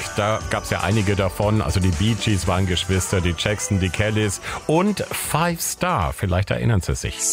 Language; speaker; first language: German; native; German